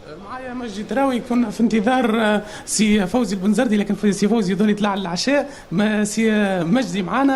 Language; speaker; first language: Arabic; native; Arabic